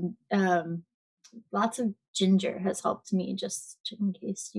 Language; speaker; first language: English; native; English